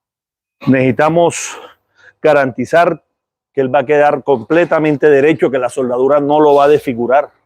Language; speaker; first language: Spanish; native; Spanish